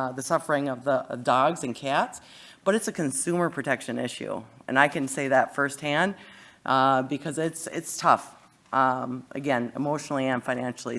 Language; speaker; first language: English; native; English